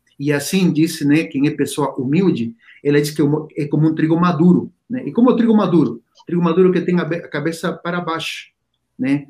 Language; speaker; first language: Portuguese; non-native, fluent; Spanish